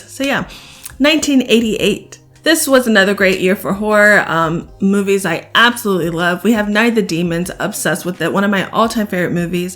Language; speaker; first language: English; native; English